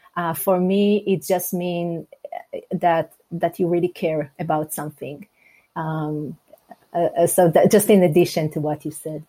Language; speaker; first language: English; non-native, fluent; Hebrew